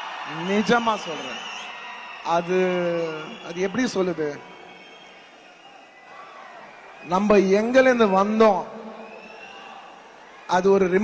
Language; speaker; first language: Tamil; non-native, local second language; Telugu